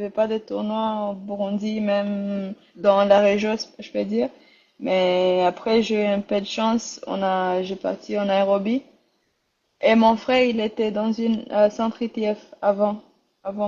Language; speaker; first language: French; non-native, learner; Rundi